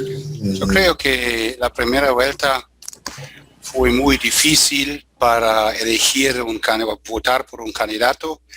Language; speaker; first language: Spanish; non-native, fluent; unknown